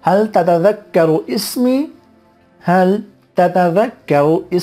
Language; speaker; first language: Arabic; non-native, fluent; Urdu